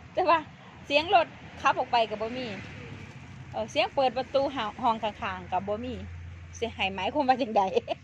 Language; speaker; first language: Thai; native; Thai